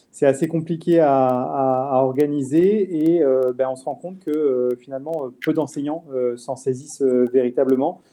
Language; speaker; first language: French; native; French